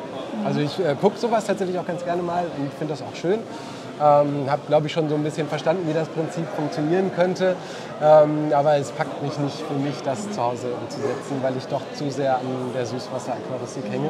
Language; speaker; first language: German; native; German